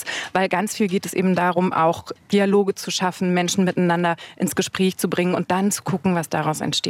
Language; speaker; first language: German; native; German